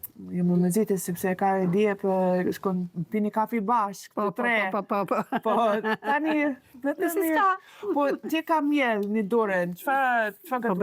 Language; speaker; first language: Albanian; non-native, learner; English